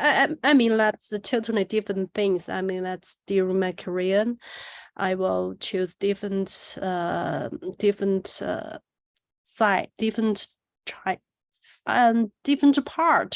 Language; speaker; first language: English; non-native, learner; Chinese